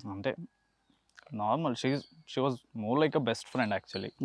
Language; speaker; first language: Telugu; non-native, learner; Kannada